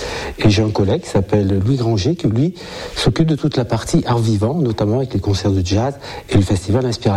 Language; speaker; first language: French; native; French